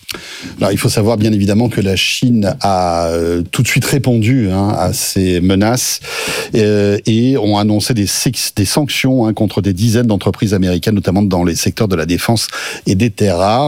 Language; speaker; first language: French; native; French